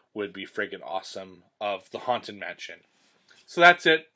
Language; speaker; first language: English; native; English